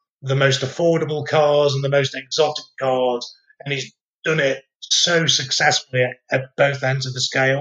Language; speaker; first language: English; native; English